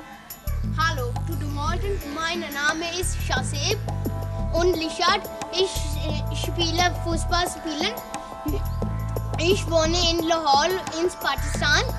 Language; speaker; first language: German; non-native, learner; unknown